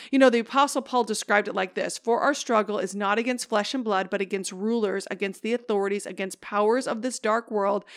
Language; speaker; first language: English; native; English